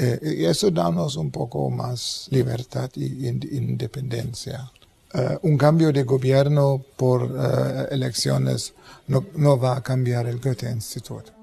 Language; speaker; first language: Spanish; non-native, fluent; German